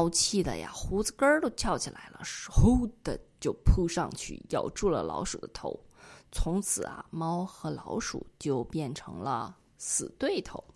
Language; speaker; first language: Chinese; native; Chinese